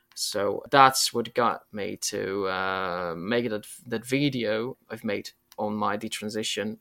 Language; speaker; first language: English; non-native, fluent; Polish